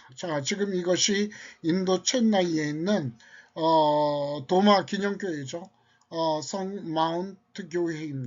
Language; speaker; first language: Korean; native; Korean